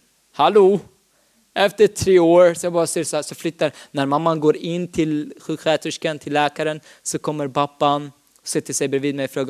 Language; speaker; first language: Swedish; non-native, fluent; Arabic